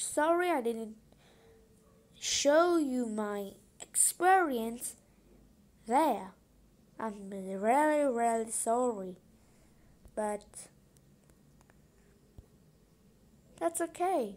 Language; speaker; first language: English; non-native, fluent; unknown